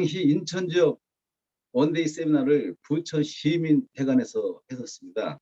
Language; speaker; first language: Korean; native; Korean